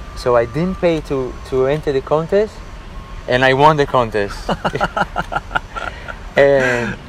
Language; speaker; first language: English; non-native, fluent; Portuguese